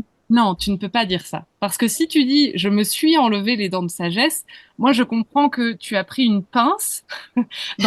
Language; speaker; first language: French; native; French